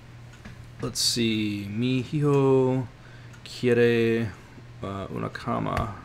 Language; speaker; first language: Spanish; non-native, learner; English